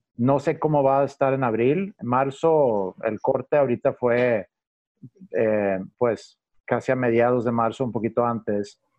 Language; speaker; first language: Spanish; non-native, fluent; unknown